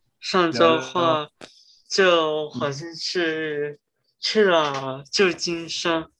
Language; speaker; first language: Chinese; early bilingual, heritage; Chinese